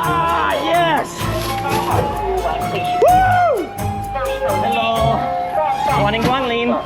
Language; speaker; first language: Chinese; non-native, fluent; English